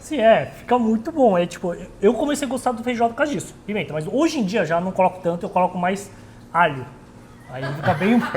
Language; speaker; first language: Portuguese; early bilingual, other home language; Korean